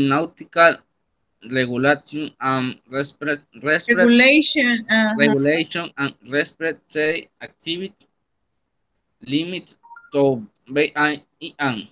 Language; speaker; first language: English; non-native, learner; Spanish